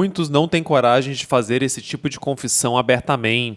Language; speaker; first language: Portuguese; native; Portuguese